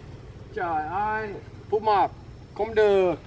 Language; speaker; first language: Vietnamese; non-native, learner; English